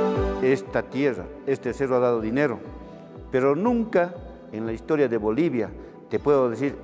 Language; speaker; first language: Spanish; native; Spanish